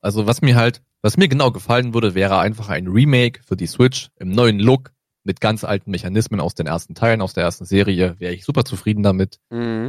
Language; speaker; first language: German; native; German